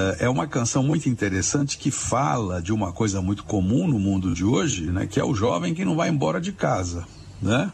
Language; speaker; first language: Portuguese; native; Portuguese